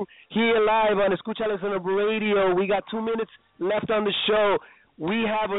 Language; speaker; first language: English; early bilingual, other home language; Spanish